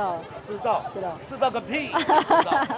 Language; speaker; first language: Chinese; early bilingual, heritage; Chinese